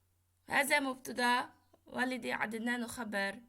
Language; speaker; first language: Arabic; non-native, fluent; Uyghur